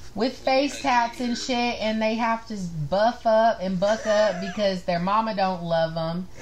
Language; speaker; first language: English; native; English